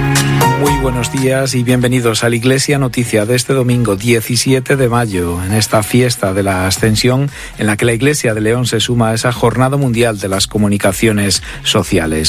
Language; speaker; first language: Spanish; native; Spanish